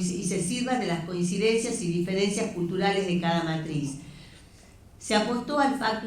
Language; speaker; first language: Spanish; native; Spanish